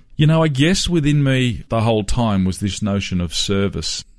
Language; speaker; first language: English; native; English